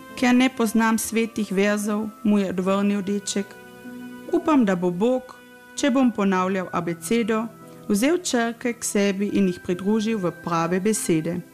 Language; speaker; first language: Slovenian; native; Slovenian